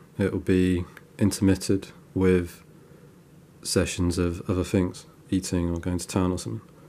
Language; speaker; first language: English; native; English